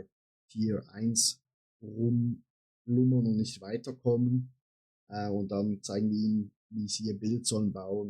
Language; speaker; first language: German; native; German